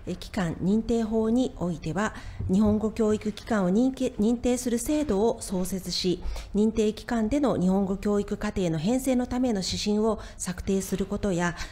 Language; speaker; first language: Japanese; native; Japanese